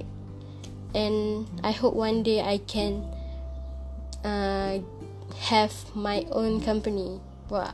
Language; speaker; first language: English; non-native, local second language; Malay